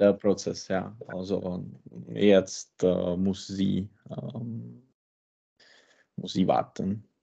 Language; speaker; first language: German; non-native, learner; Czech